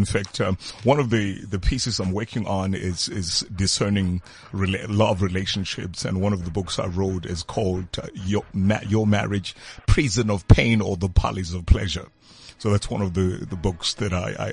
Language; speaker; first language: English; non-native, local second language; Tswana